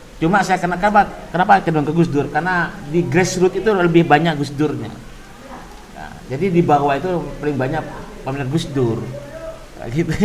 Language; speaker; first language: Indonesian; non-native, local second language; Madurese